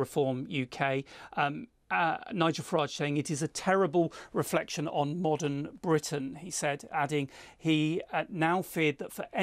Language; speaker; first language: English; native; English